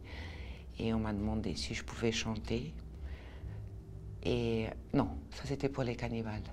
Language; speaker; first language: French; non-native, fluent; Portuguese